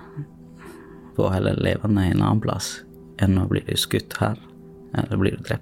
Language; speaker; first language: Norwegian; non-native, fluent; Tamil